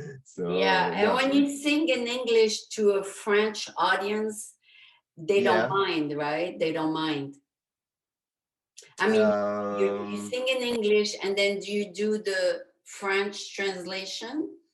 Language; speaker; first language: English; non-native, fluent; French